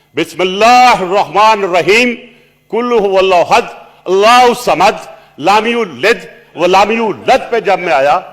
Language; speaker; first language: Urdu; non-native, local second language; Punjabi